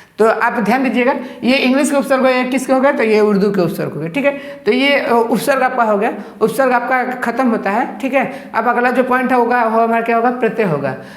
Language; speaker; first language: Hindi; native; Hindi